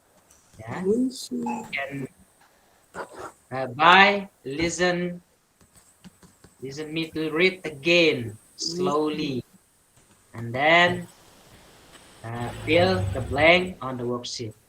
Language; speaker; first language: English; non-native, learner; Indonesian